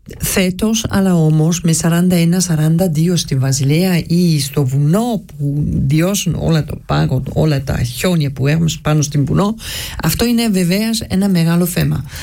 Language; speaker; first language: Greek; early bilingual, heritage; Greek